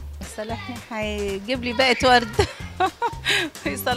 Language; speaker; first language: Arabic; native; Arabic